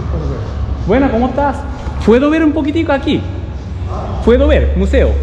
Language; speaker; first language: Spanish; non-native, learner; Japanese